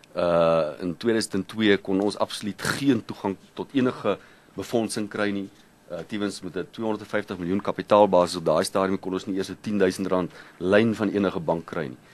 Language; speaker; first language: Afrikaans; native; Afrikaans